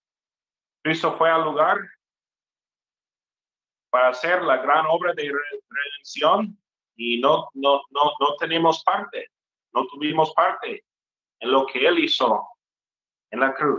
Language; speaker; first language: Spanish; non-native, fluent; English